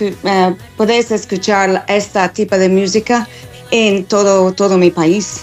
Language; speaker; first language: Spanish; non-native, learner; English